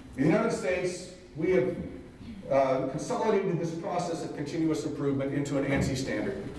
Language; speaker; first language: English; native; English